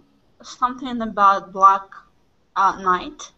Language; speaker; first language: English; non-native, fluent; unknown